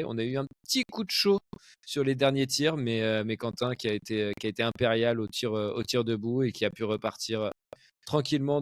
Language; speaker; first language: French; native; French